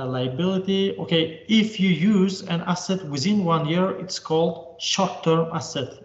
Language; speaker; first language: English; non-native, fluent; Uzbek